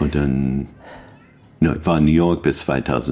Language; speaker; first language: German; non-native, learner; English